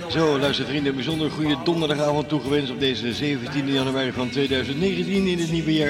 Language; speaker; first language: Dutch; native; Dutch